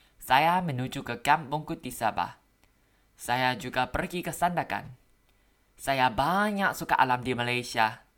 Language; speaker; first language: Indonesian; non-native, learner; Thai